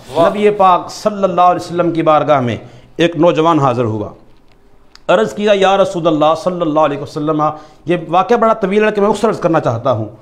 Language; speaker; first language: Urdu; non-native, local second language; Punjabi